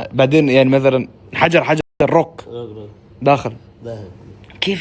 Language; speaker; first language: Arabic; native; Arabic